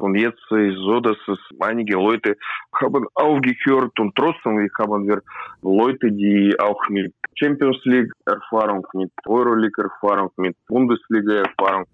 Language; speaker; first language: German; non-native, learner; Russian